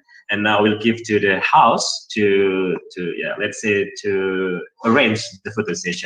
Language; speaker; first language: English; non-native, fluent; Indonesian